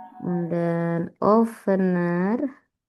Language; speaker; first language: German; non-native, learner; Indonesian